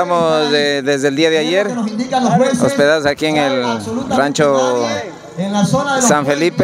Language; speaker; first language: Spanish; native; Spanish